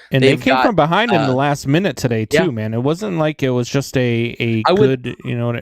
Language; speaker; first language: English; native; English